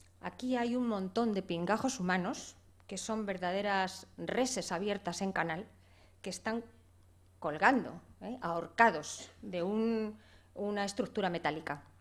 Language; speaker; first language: Spanish; native; Spanish